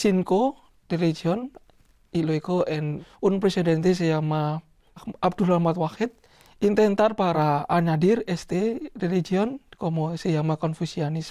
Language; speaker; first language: Spanish; non-native, learner; Indonesian